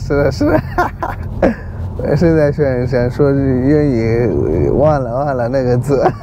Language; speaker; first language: Chinese; non-native, learner; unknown